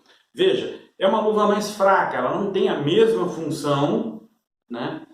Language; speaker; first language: Portuguese; native; Portuguese